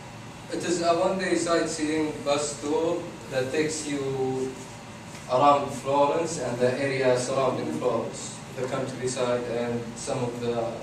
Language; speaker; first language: English; non-native, fluent; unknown